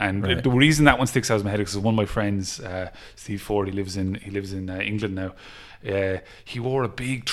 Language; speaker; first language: English; native; English